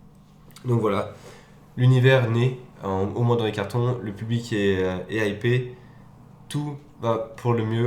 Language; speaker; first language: French; native; French